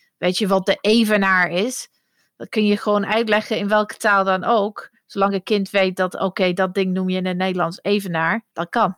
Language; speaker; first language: Dutch; non-native, fluent; English